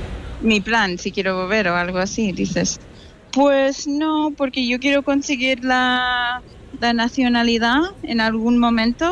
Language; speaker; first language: Spanish; non-native, fluent; English